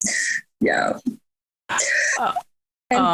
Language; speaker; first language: English; non-native, learner; Ukrainian